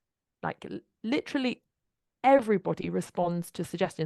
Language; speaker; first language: English; native; English